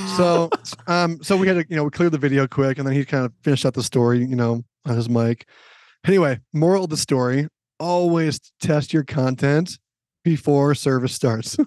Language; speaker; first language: English; native; English